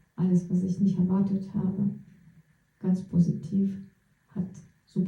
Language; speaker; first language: German; non-native, fluent; Russian